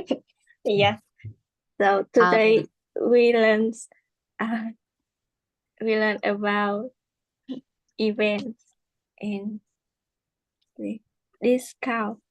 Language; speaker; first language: English; non-native, learner; Vietnamese